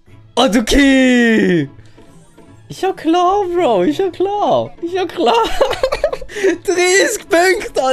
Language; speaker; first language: German; native; German